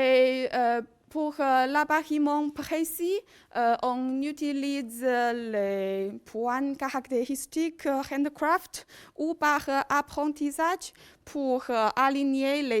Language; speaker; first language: French; non-native, learner; Chinese